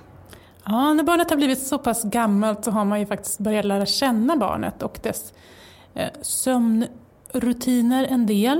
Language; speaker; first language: Swedish; native; Swedish